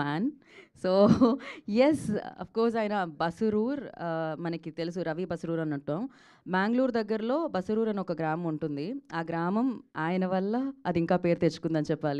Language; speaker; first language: Telugu; native; Telugu